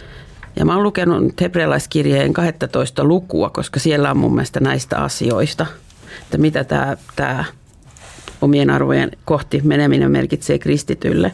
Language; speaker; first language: Finnish; native; Finnish